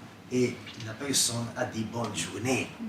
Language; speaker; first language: French; non-native, fluent; Italian